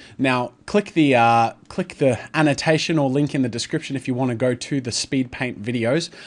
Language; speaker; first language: English; native; English